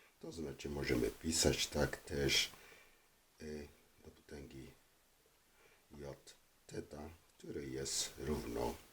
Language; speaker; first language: Polish; non-native, learner; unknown